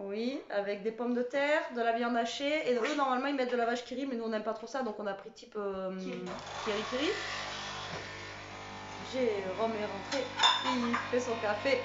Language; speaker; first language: French; native; French